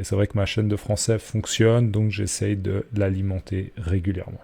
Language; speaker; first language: French; native; French